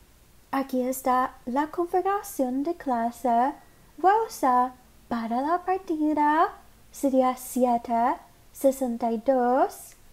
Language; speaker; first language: Spanish; non-native, learner; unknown